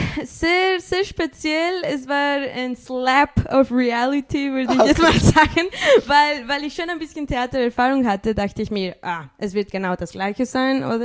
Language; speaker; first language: German; early bilingual, other home language; Spanish